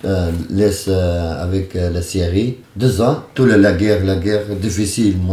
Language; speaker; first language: French; non-native, learner; Kurdish